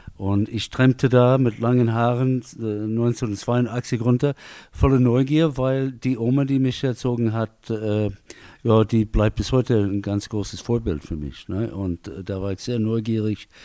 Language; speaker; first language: German; early bilingual, heritage; English